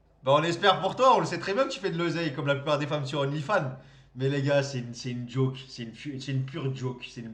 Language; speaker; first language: French; native; French